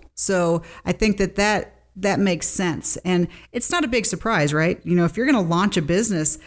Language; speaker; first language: English; native; English